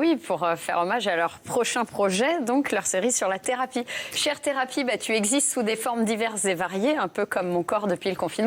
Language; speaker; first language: French; native; French